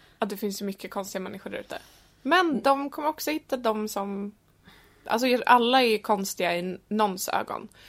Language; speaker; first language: Swedish; native; Swedish